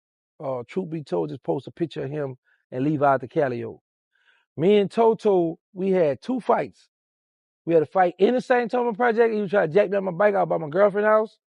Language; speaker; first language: English; native; English